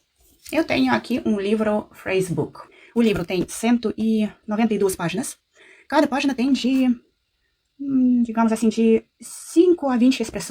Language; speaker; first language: Portuguese; non-native, fluent; Russian